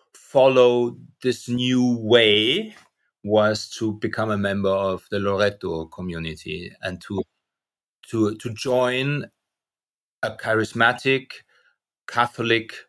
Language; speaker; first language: English; non-native, fluent; German